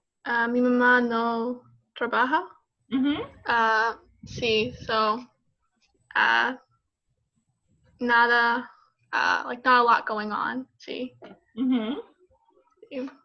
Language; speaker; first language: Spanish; non-native, learner; English